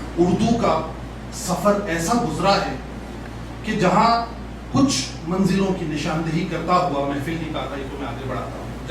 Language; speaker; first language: Urdu; native; Urdu